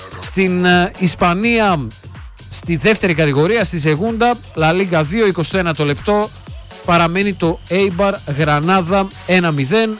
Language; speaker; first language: Greek; native; Greek